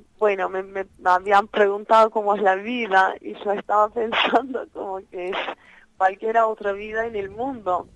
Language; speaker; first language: Spanish; non-native, fluent; Kurdish